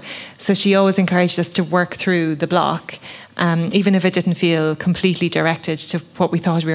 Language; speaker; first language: English; native; English